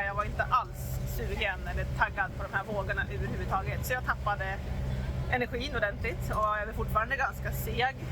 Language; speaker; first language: Swedish; native; Swedish